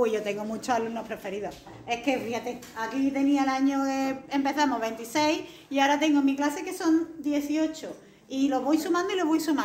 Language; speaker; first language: Spanish; native; Spanish